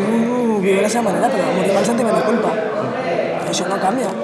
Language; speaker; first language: Spanish; native; Spanish